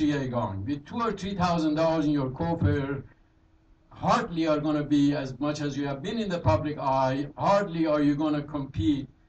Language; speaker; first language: English; non-native, fluent; Persian